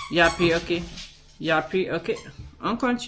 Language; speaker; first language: French; non-native, learner; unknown